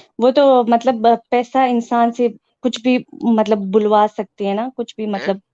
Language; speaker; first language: Urdu; non-native, local second language; Pashto